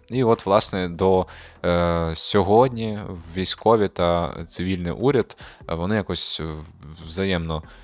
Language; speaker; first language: Ukrainian; non-native, local second language; Russian